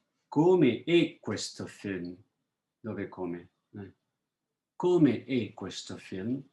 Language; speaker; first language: Italian; non-native, fluent; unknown